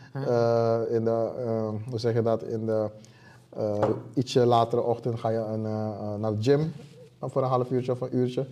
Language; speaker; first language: Dutch; native; Dutch